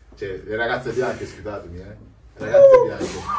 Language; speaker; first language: Italian; native; Italian